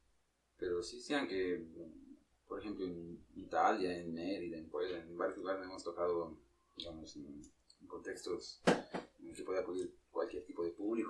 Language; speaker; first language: Spanish; native; Spanish